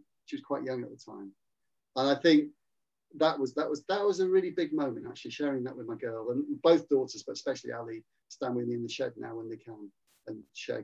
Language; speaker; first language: English; native; English